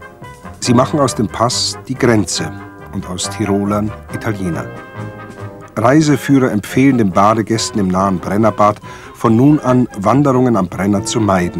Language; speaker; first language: German; native; German